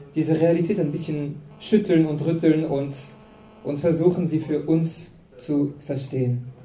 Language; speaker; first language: German; non-native, fluent; French